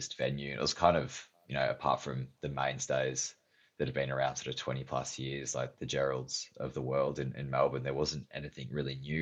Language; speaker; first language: English; native; English